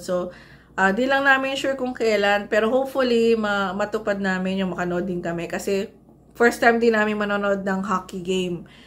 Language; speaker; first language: Filipino; non-native, local second language; Cebuano